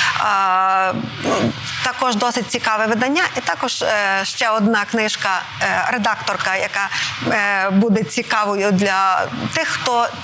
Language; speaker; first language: Ukrainian; native; Ukrainian